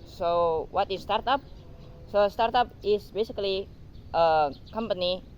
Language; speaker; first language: English; non-native, learner; Indonesian